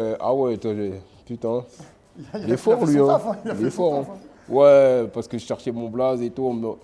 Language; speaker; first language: French; native; French